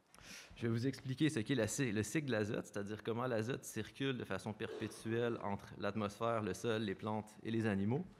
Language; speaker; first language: French; native; French